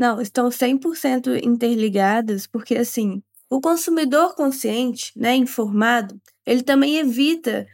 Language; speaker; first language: Portuguese; native; Portuguese